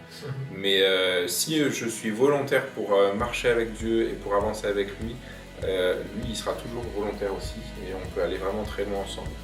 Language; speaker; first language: French; native; French